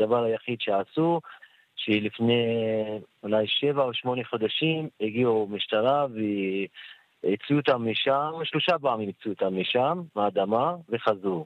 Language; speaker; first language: Hebrew; non-native, fluent; Arabic